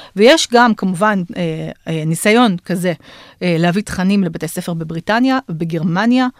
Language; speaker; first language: Hebrew; non-native, fluent; Russian